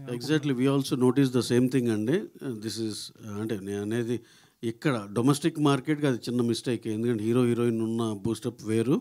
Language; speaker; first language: Telugu; native; Telugu